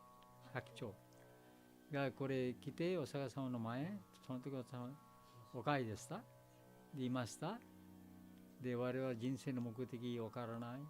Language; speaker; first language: Japanese; non-native, learner; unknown